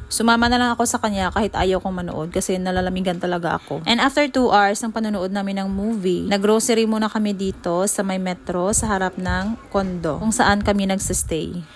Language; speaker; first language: Filipino; non-native, local second language; Hiligaynon